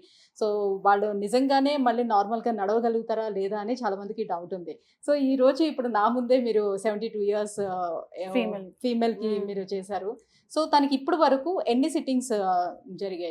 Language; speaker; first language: Telugu; native; Telugu